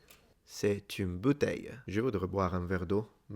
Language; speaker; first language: French; non-native, learner; Italian